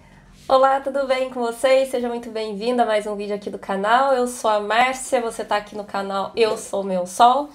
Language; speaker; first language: Portuguese; native; Portuguese